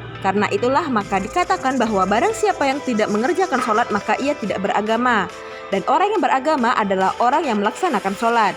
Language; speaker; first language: Indonesian; native; Indonesian